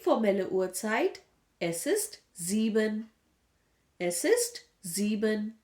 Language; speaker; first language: German; non-native, fluent; Hindi